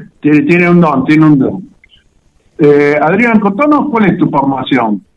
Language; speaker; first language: Spanish; native; Spanish